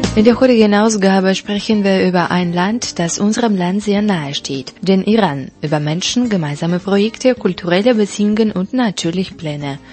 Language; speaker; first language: German; non-native, fluent; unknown